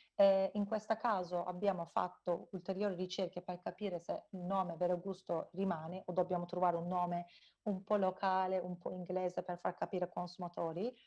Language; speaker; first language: Italian; non-native, fluent; Turkish